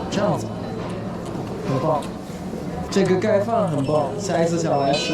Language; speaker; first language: Chinese; non-native, fluent; English